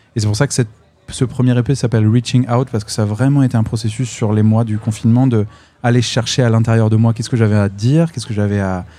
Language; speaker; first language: French; native; French